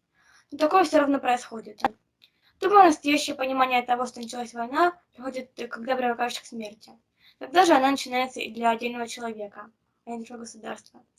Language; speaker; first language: Russian; native; Russian